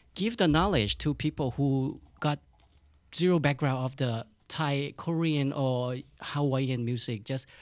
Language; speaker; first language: English; non-native, learner; Thai